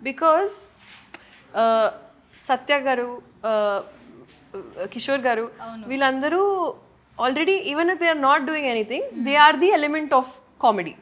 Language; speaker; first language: Telugu; non-native, local second language; Urdu